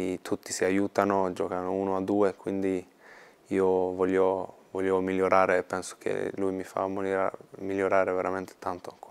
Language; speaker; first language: Italian; non-native, fluent; Swedish